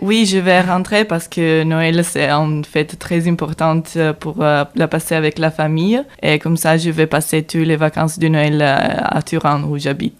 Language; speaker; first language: French; non-native, learner; Italian